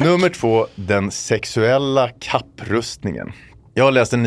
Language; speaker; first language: Swedish; native; Swedish